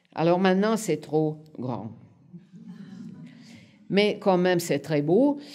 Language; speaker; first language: French; non-native, fluent; Hungarian